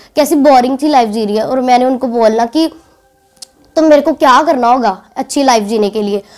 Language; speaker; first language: Hindi; native; Hindi